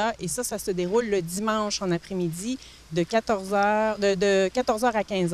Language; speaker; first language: French; native; French